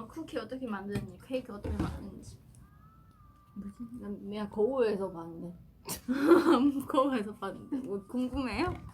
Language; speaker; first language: Korean; non-native, learner; Chinese